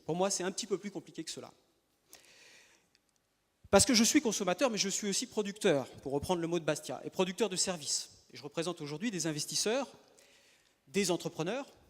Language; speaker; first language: French; native; French